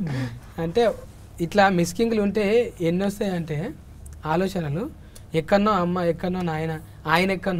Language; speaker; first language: Telugu; native; Telugu